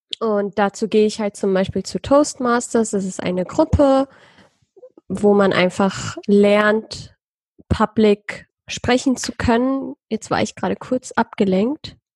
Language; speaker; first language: German; early bilingual, other home language; Persian